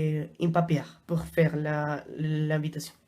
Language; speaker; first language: French; non-native, learner; Spanish